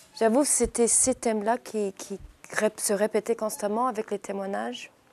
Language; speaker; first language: French; early bilingual, heritage; English